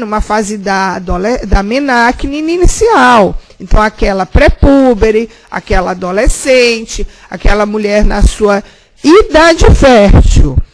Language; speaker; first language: Portuguese; native; Portuguese